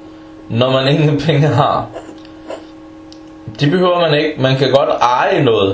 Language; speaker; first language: Danish; early bilingual, other home language; Arabic